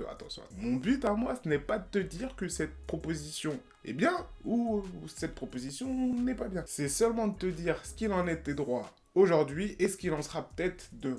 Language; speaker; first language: French; native; French